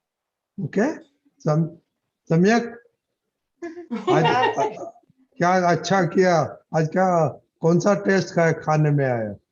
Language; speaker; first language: Hindi; non-native, local second language; Gujarati